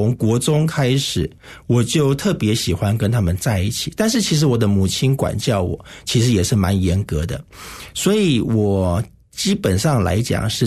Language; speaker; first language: Chinese; native; Chinese